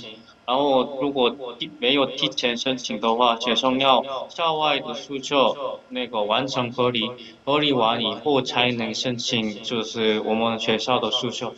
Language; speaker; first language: Chinese; non-native, fluent; Korean